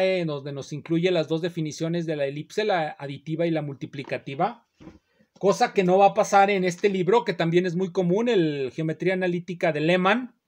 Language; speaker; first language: Spanish; native; Spanish